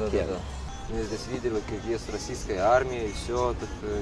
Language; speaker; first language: Russian; non-native, learner; Lithuanian